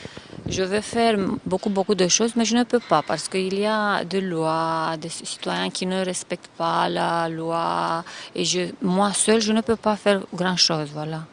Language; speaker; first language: French; non-native, fluent; Romanian